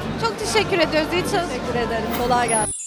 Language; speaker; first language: Turkish; native; Turkish